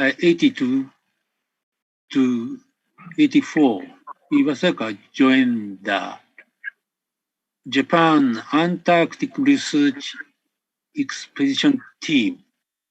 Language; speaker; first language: English; non-native, fluent; Japanese